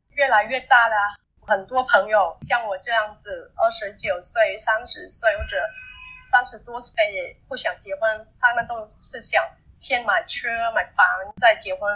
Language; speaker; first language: Chinese; non-native, fluent; Vietnamese